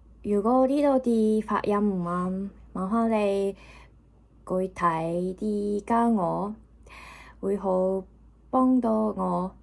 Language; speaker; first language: Cantonese; non-native, learner; Japanese